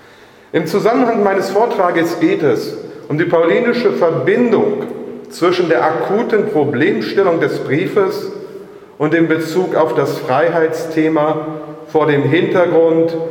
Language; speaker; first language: German; native; German